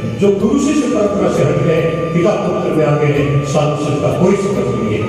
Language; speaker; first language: Hindi; native; Hindi